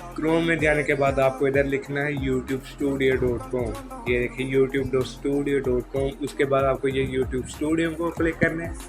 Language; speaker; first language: Urdu; non-native, local second language; Punjabi